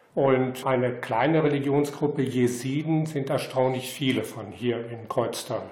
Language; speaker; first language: German; native; German